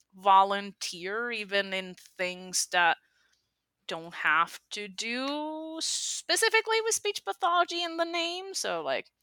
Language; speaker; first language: English; non-native, fluent; Spanish